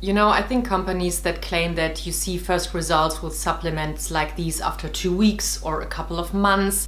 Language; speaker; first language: English; non-native, fluent; German